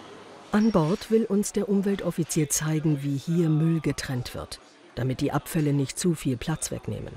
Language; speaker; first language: German; native; German